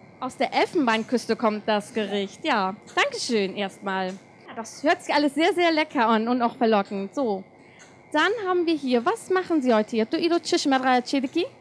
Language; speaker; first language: German; native; German